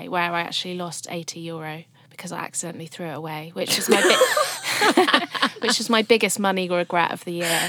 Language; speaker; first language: English; native; English